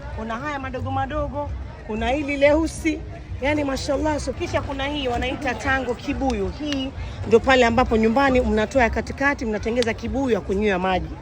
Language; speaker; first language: Swahili; native; Swahili